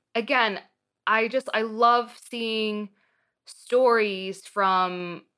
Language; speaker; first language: English; early bilingual, other home language; Arabic